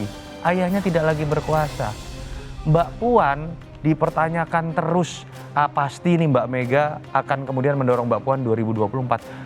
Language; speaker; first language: Indonesian; native; Indonesian